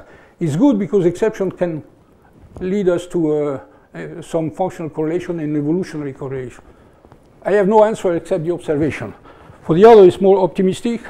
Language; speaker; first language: English; non-native, fluent; French